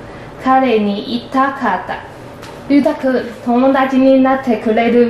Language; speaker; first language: Japanese; non-native, learner; Chinese